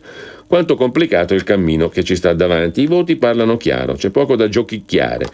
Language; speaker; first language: Italian; native; Italian